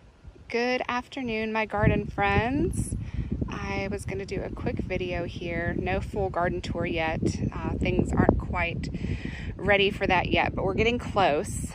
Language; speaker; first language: English; native; English